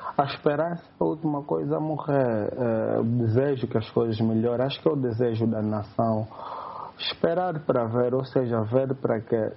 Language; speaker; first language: Portuguese; native; Portuguese